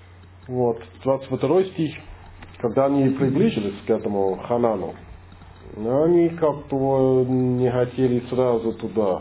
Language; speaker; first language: Russian; non-native, fluent; English